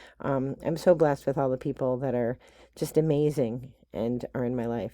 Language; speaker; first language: English; native; English